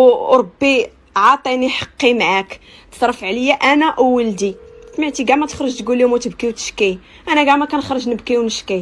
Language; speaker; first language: Arabic; native; Arabic